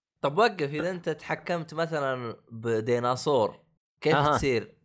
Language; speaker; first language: Arabic; native; Arabic